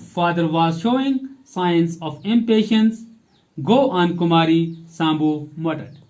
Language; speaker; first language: English; non-native, local second language; Kashmiri